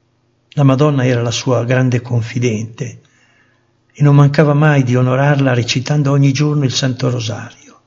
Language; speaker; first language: Italian; native; Italian